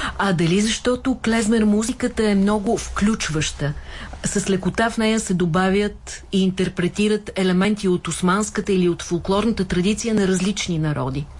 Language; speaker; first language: Bulgarian; native; Bulgarian